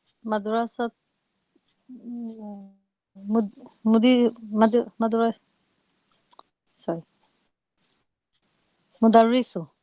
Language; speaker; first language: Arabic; non-native, learner; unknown